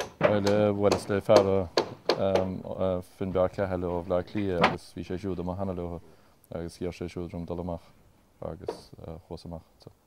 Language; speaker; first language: Irish; native; Irish